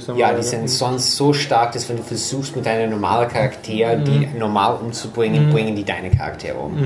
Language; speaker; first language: German; non-native, fluent; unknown